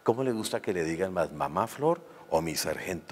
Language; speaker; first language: Spanish; native; Spanish